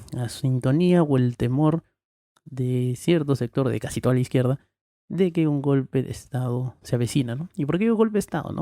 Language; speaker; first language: Spanish; native; Spanish